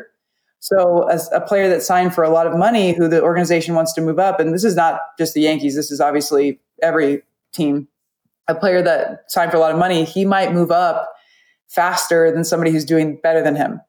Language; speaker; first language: English; native; English